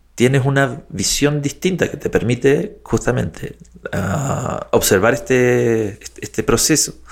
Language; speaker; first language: Spanish; native; Spanish